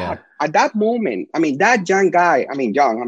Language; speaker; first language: English; non-native, fluent; Spanish